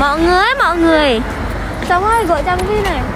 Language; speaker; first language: Vietnamese; non-native, learner; Indonesian